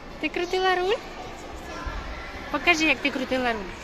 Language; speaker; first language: Ukrainian; native; Ukrainian